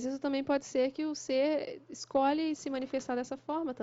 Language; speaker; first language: Portuguese; native; Portuguese